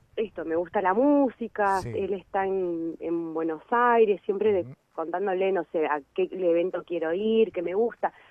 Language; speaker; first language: Spanish; native; Spanish